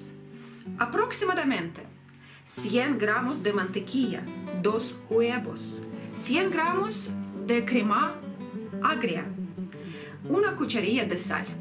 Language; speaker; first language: Spanish; non-native, learner; Russian